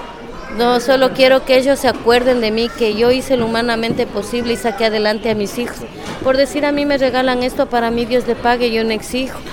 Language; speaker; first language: Spanish; native; Spanish